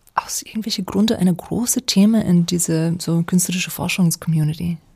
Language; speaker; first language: German; non-native, fluent; English